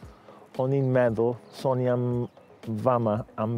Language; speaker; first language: Welsh; non-native, learner; English